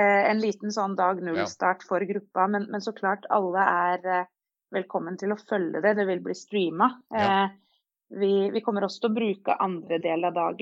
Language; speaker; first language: Norwegian; native; Norwegian